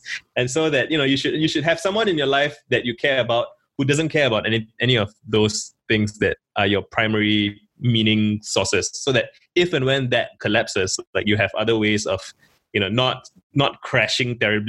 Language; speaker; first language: English; native; English